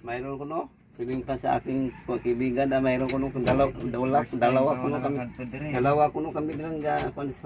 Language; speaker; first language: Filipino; non-native, local second language; Cebuano